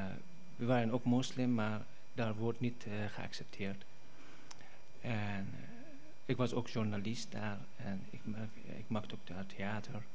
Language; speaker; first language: Dutch; non-native, fluent; Persian